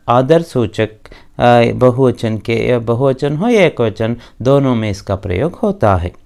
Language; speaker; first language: Hindi; non-native, local second language; Kannada